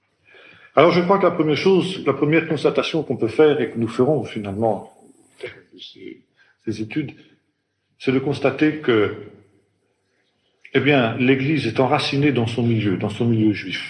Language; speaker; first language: French; native; French